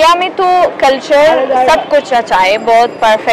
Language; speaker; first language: Hindi; non-native, learner; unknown